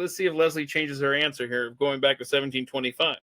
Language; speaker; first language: English; native; English